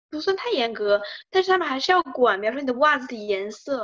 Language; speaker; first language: Chinese; early bilingual, other home language; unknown